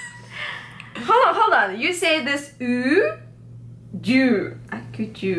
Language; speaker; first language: English; non-native, fluent; Russian